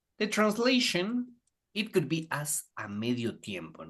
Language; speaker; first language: English; non-native, fluent; Spanish